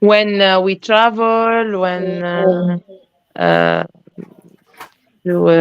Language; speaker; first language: English; non-native, learner; French